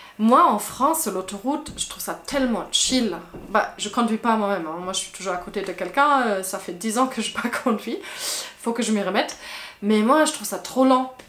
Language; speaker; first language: French; non-native, fluent; German